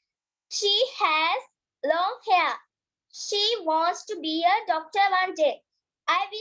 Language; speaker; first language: English; non-native, learner; Sinhala